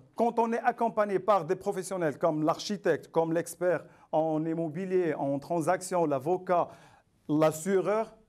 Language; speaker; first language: French; non-native, local second language; Arabic